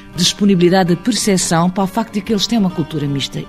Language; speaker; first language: Portuguese; early bilingual, heritage; Portuguese